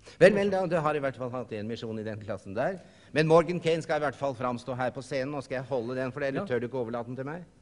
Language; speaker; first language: Norwegian; native; Norwegian